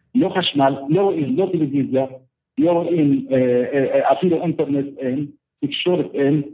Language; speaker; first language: Hebrew; non-native, fluent; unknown